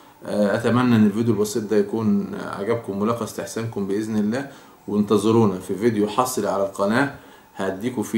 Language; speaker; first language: Arabic; native; Arabic